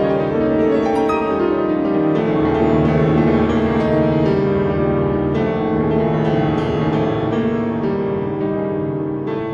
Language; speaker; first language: English; non-native, local second language; Yoruba